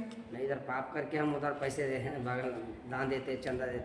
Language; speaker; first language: Hindi; non-native, local second language; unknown